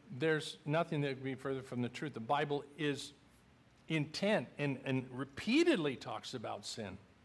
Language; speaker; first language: English; native; English